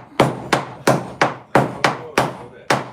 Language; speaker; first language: Japanese; non-native, learner; English